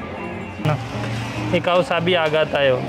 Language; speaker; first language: Filipino; non-native, learner; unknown